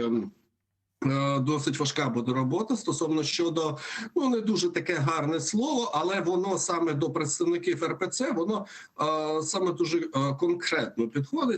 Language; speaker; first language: Ukrainian; native; Ukrainian